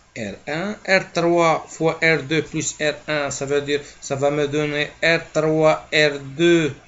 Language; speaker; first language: French; non-native, local second language; Arabic